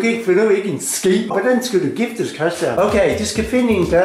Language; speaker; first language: Danish; non-native, fluent; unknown